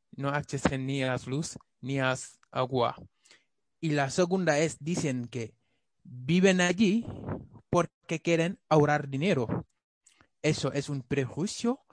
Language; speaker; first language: Spanish; non-native, learner; Wolof